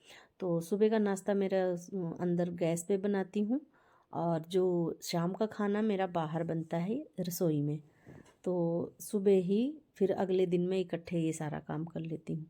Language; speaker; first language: Hindi; native; Hindi